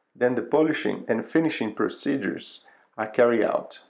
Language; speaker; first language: English; non-native, fluent; Portuguese